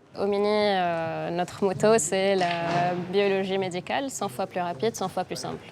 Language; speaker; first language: French; non-native, local second language; Arabic